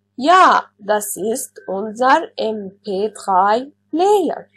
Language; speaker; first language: German; non-native, fluent; Arabic